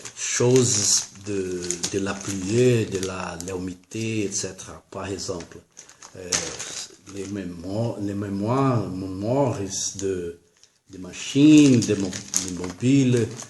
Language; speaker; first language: French; non-native, learner; Portuguese